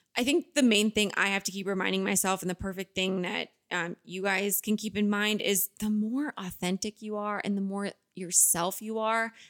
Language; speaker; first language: English; native; English